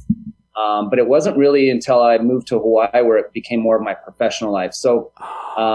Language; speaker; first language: English; native; English